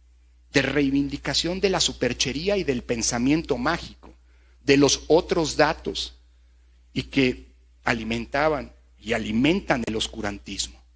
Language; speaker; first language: Spanish; native; Spanish